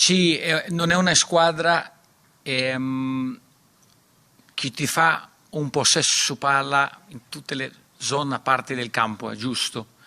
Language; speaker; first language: Italian; non-native, fluent; Portuguese